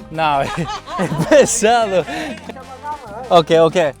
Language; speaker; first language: Portuguese; non-native, learner; English